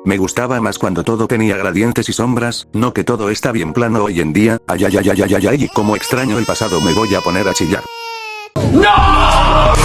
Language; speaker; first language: Spanish; native; Spanish